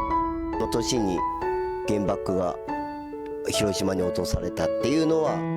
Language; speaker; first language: Japanese; native; Japanese